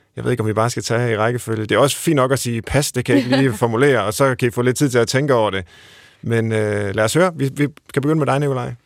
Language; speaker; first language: Danish; native; Danish